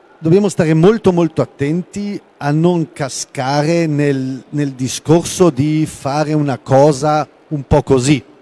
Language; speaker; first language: Italian; non-native, local second language; German